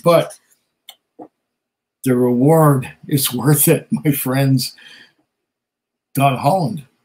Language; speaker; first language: English; native; English